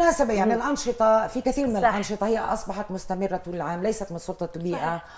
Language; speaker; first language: Arabic; native; Arabic